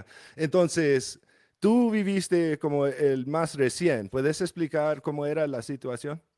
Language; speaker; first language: Spanish; non-native, fluent; English